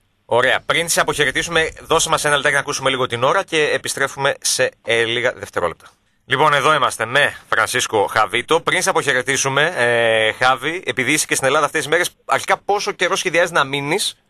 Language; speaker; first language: Greek; native; Greek